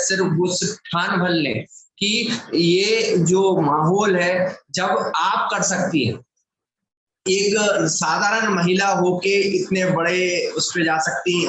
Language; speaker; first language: Hindi; native; Hindi